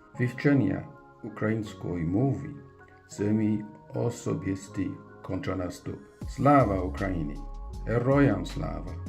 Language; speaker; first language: Ukrainian; non-native, learner; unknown